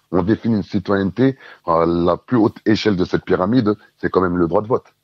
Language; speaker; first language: French; native; French